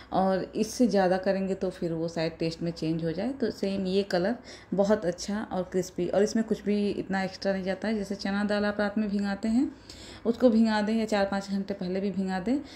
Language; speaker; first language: Hindi; native; Hindi